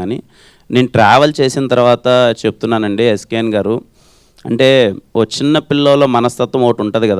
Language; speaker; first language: Telugu; native; Telugu